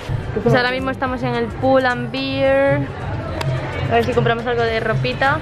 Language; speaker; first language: Spanish; native; Spanish